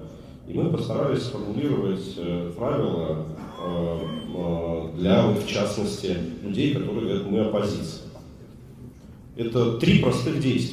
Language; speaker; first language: Russian; native; Russian